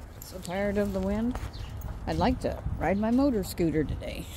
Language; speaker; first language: English; native; English